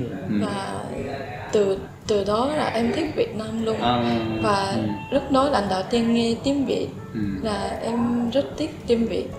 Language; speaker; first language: Vietnamese; non-native, fluent; Japanese